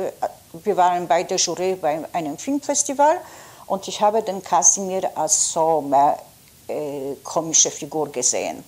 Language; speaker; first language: German; non-native, fluent; Polish